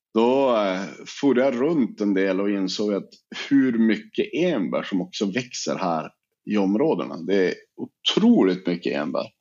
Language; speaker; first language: Swedish; native; Swedish